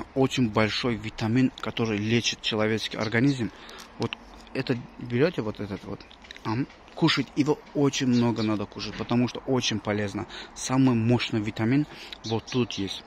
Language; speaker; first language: Russian; non-native, local second language; Azerbaijani